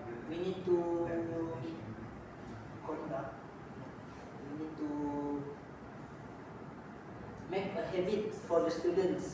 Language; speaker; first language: English; non-native, local second language; Malay